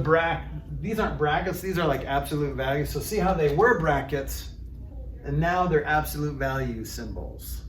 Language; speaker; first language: English; native; English